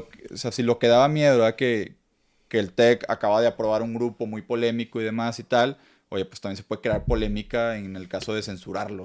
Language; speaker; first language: Spanish; native; Spanish